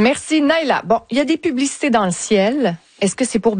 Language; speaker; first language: French; native; French